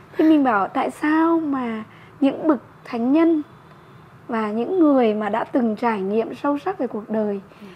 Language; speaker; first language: Vietnamese; native; Vietnamese